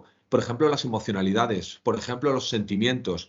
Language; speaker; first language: Spanish; native; Spanish